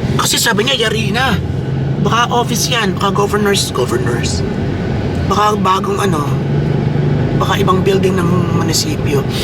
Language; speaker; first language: Filipino; native; Filipino